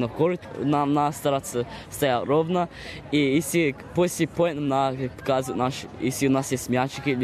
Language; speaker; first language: Russian; early bilingual, heritage; Russian